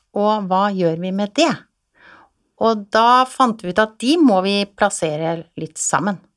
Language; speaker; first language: Norwegian; native; Norwegian